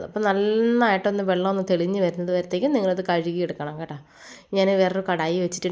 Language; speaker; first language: Malayalam; native; Malayalam